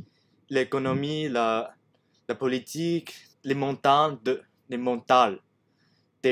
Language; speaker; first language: French; non-native, learner; Cantonese